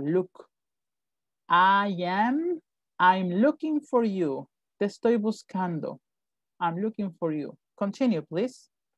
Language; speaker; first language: English; non-native, fluent; Spanish